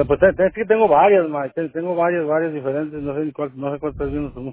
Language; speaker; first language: Spanish; native; Spanish